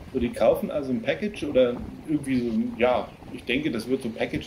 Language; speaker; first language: German; native; German